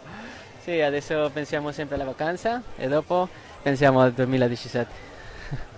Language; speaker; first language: Italian; non-native, fluent; Spanish